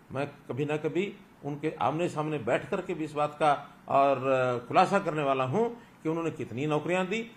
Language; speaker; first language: Hindi; native; Hindi